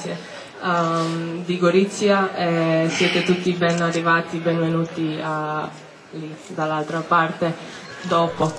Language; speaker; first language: Italian; non-native, learner; Slovenian